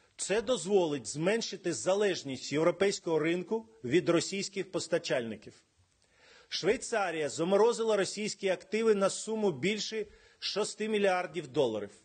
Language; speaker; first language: Ukrainian; non-native, local second language; Russian